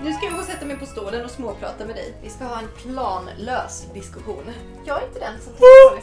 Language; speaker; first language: Swedish; native; Swedish